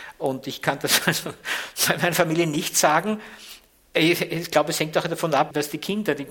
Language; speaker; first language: German; native; German